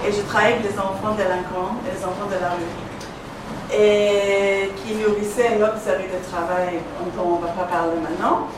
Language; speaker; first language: French; non-native, fluent; Persian